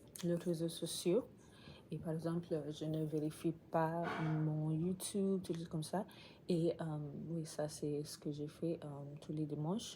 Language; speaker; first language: French; non-native, learner; English